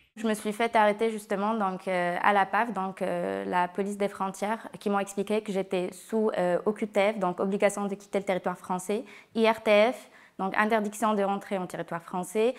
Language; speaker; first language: French; non-native, local second language; Arabic